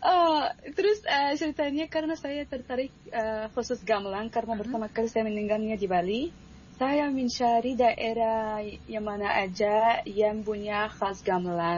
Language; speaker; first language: Indonesian; non-native, fluent; Arabic